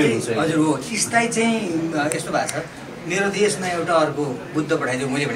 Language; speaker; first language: Nepali; native; Nepali